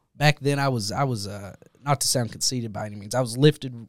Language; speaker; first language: English; native; English